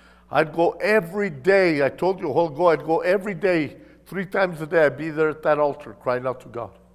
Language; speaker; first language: English; early bilingual, other home language; Spanish